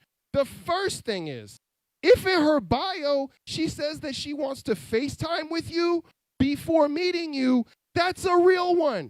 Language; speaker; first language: English; native; English